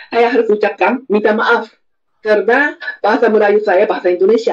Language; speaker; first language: Indonesian; non-native, fluent; Japanese